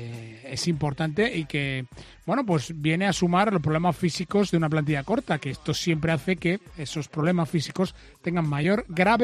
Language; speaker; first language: Spanish; native; Spanish